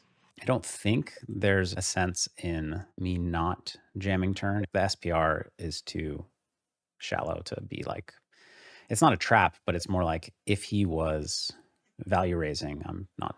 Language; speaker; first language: English; native; English